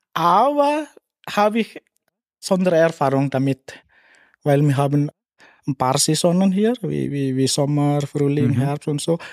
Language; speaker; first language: German; non-native, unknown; Indonesian